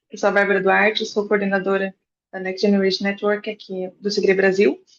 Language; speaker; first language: Portuguese; native; Portuguese